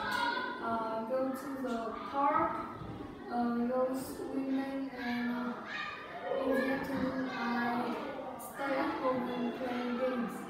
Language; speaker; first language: English; non-native, learner; Vietnamese